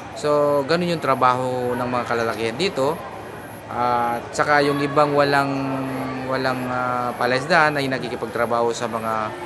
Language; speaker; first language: Filipino; non-native, local second language; Pampanga